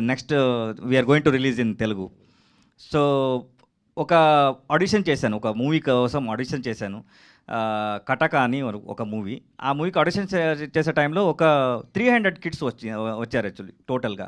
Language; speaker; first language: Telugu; non-native, learner; Kannada